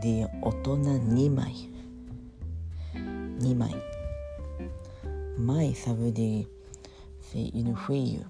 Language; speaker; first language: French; non-native, fluent; Japanese